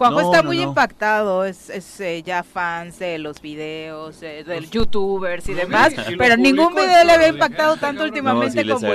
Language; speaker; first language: Spanish; native; Spanish